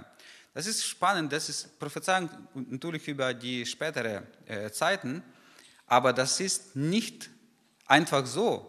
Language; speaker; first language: German; non-native, fluent; Ukrainian